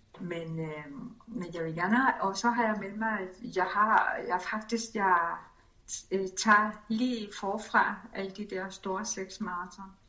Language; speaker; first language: Danish; early bilingual, other home language; Spanish